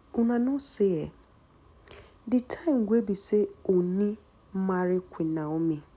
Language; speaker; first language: Nigerian Pidgin; native; Nigerian Pidgin